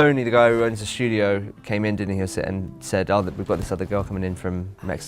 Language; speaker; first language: English; native; English